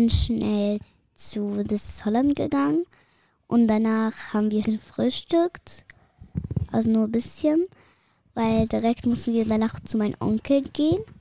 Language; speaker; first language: German; early bilingual, other home language; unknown